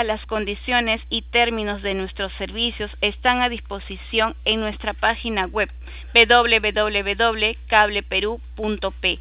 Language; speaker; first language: Spanish; native; Spanish